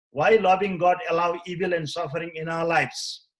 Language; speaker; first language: English; non-native, local second language; Nepali